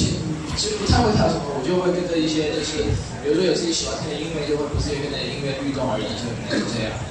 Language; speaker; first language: Chinese; native; Chinese